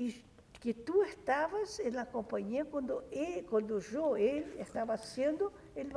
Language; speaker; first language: Spanish; non-native, fluent; Portuguese